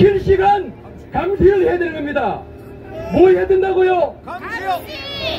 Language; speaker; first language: Korean; native; Korean